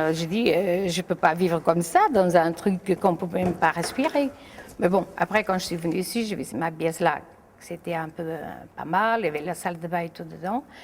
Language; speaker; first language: French; non-native, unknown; Portuguese